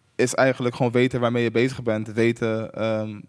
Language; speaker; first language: Dutch; native; Dutch